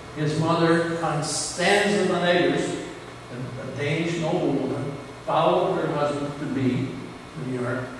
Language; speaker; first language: English; native; English